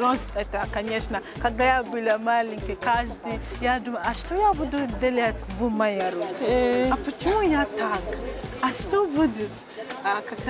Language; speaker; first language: Russian; non-native, learner; Igbo